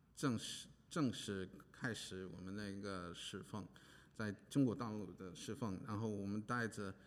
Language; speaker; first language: Chinese; non-native, fluent; English